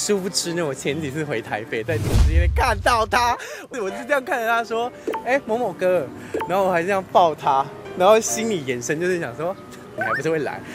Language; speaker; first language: Chinese; early bilingual, other home language; Filipino